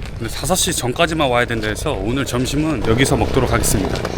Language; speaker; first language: Korean; native; Korean